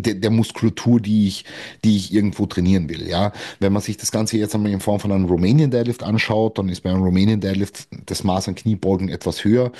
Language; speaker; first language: German; native; German